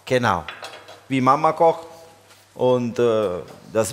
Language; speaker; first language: German; non-native, learner; Italian